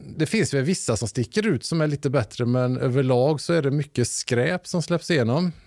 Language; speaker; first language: Swedish; native; Swedish